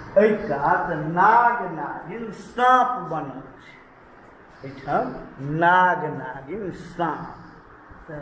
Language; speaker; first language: Maithili; native; Maithili